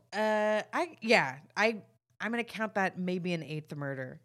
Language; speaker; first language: English; native; English